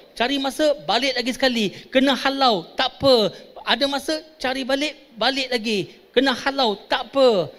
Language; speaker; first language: Malay; non-native, local second language; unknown